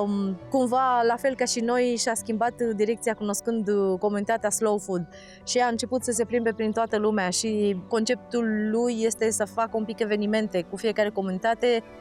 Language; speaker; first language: Romanian; native; Romanian